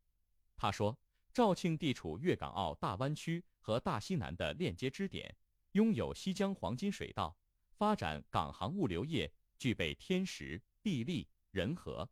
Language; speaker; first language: Chinese; native; Chinese